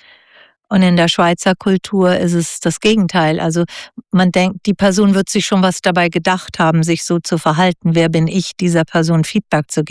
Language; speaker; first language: German; native; German